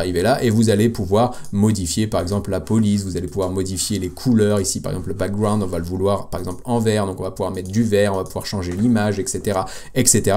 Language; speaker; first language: French; native; French